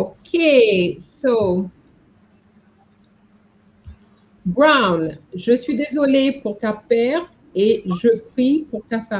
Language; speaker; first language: French; non-native, fluent; English